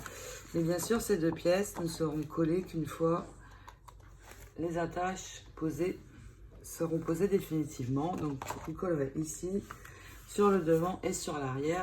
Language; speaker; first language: French; native; French